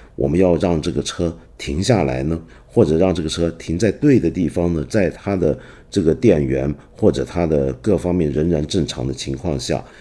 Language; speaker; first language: Chinese; non-native, local second language; Cantonese